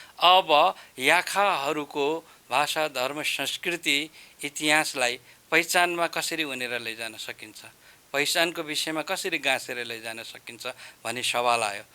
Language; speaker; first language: Nepali; non-native, local second language; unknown